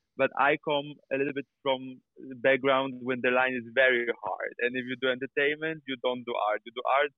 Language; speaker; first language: English; non-native, fluent; Polish